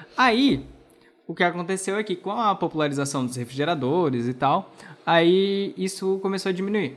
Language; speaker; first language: Portuguese; native; Portuguese